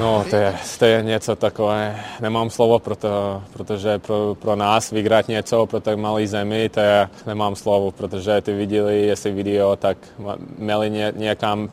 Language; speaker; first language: Czech; non-native, learner; Latvian